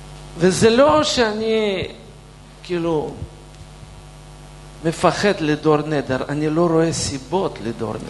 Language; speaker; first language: Hebrew; non-native, fluent; Russian